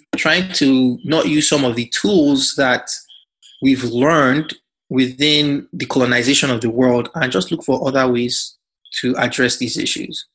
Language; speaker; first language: English; non-native, local second language; Yoruba